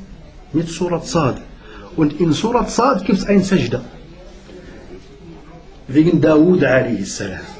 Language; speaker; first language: German; non-native, learner; Arabic